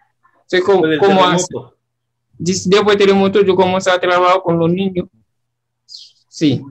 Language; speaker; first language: Spanish; non-native, learner; Haitian Creole